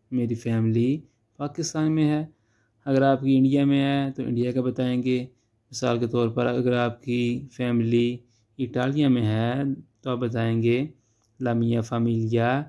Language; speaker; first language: Urdu; non-native, local second language; Punjabi